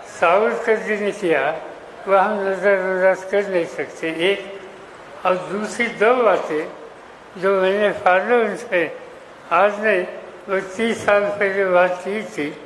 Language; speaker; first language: Hindi; non-native, local second language; Marathi